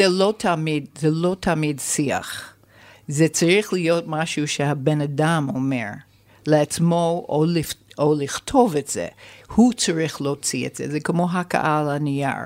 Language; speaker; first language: Hebrew; non-native, fluent; English